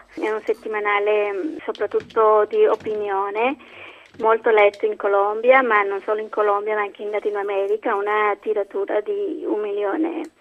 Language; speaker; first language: Italian; non-native, fluent; Spanish